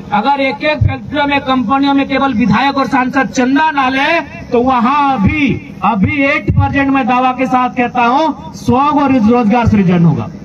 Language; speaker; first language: Hindi; native; Hindi